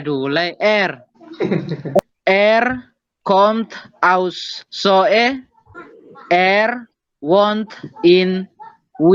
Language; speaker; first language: German; non-native, learner; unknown